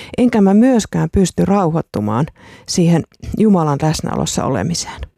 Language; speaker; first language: Finnish; native; Finnish